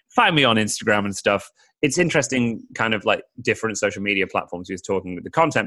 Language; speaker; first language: English; native; English